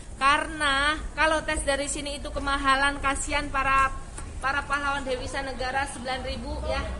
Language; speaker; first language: Indonesian; non-native, local second language; Javanese